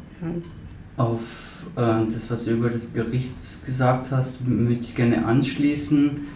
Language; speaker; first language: German; native; German